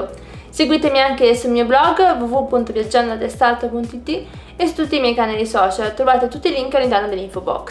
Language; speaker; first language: Italian; native; Italian